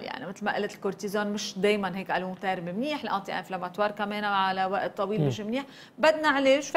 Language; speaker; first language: Arabic; native; Arabic